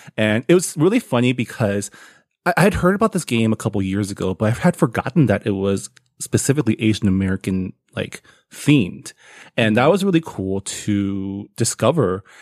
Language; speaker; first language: English; native; English